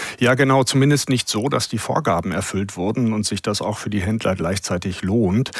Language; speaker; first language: German; native; German